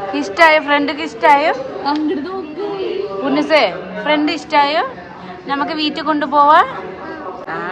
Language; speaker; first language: Malayalam; non-native, learner; Nepali